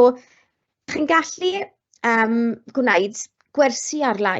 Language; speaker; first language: Welsh; non-native, local second language; English